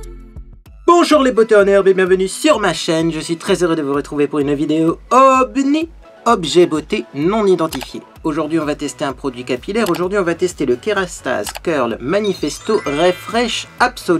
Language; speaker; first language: French; native; French